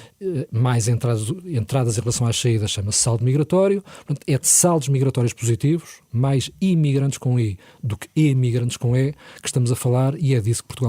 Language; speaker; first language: Portuguese; native; Portuguese